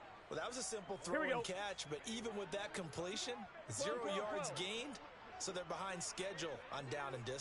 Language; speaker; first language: English; native; English